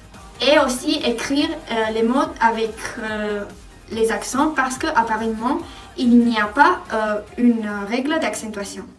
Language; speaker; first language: French; non-native, learner; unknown